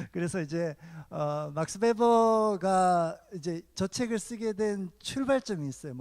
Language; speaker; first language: Korean; native; Korean